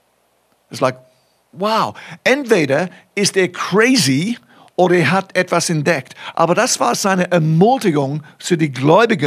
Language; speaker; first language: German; non-native, fluent; English